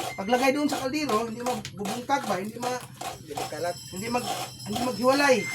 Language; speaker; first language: Filipino; non-native, local second language; Cebuano